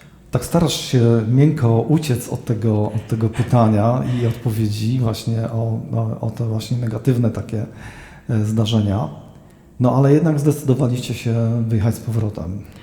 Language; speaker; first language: Polish; native; Polish